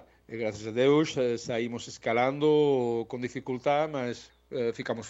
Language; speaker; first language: Portuguese; non-native, learner; Spanish